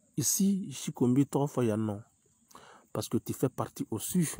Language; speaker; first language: French; non-native, local second language; Bambara